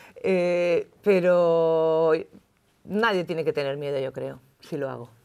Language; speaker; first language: Spanish; native; Spanish